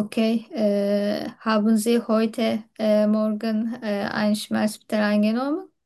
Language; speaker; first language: German; non-native, learner; Turkish